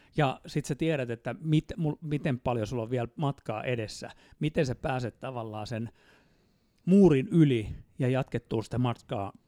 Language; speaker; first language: Finnish; native; Finnish